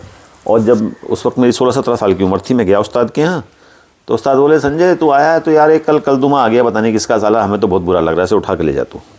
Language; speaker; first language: Hindi; native; Hindi